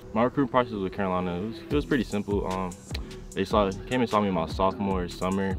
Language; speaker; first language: English; native; English